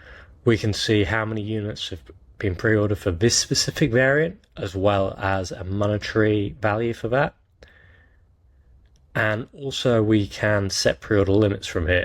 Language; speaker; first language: English; native; English